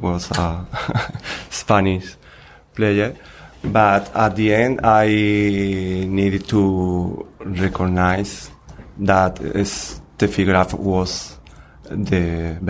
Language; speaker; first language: English; non-native, learner; Spanish